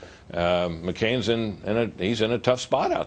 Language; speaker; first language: English; native; English